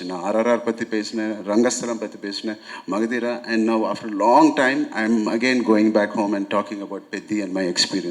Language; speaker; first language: Tamil; non-native, local second language; Telugu